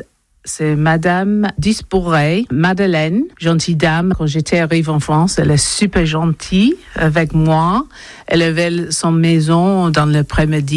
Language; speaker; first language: French; non-native, learner; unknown